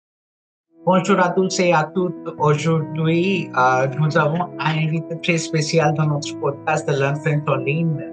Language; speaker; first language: French; non-native, fluent; Punjabi